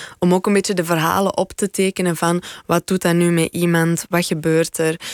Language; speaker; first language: Dutch; native; Dutch